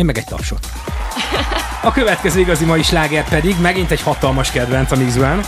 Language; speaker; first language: Hungarian; native; Hungarian